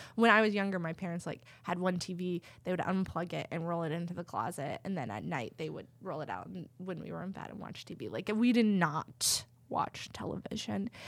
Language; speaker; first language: English; native; English